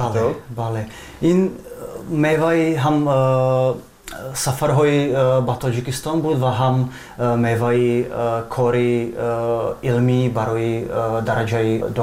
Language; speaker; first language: Tajik; non-native, fluent; Czech